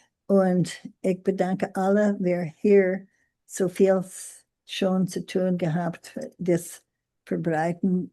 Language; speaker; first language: German; non-native, learner; English